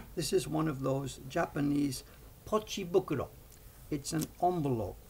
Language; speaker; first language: English; native; English